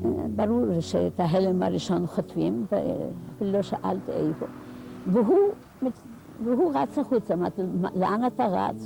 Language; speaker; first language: Hebrew; non-native, fluent; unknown